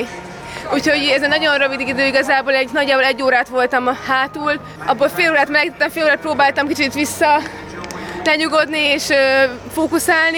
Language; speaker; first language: Hungarian; native; Hungarian